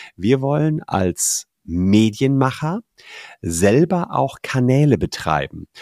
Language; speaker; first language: German; native; German